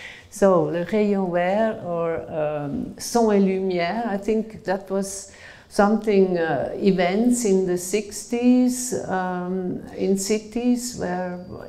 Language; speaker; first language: English; non-native, fluent; German